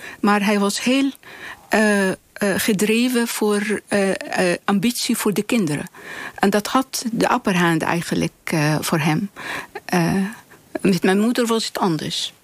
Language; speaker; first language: Dutch; non-native, fluent; Arabic